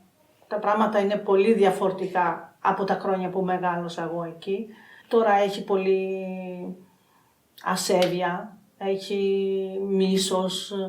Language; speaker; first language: Greek; non-native, fluent; Albanian